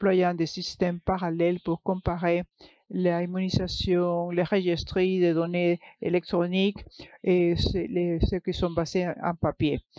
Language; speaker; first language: French; non-native, fluent; English